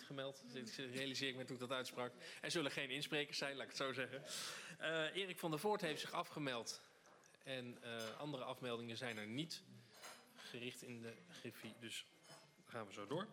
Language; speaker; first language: Dutch; native; Dutch